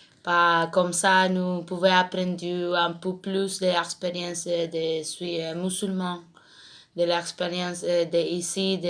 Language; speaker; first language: French; non-native, learner; Spanish